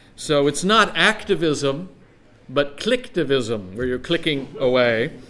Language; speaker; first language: English; native; English